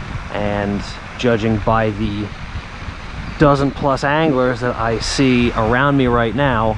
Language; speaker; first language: English; native; English